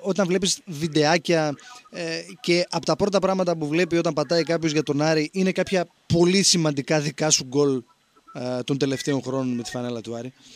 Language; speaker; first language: Greek; native; Greek